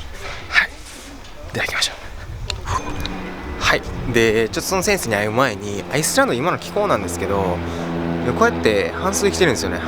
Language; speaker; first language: Japanese; native; Japanese